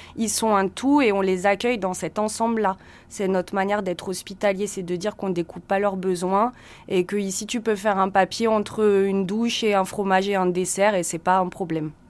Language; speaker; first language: French; native; French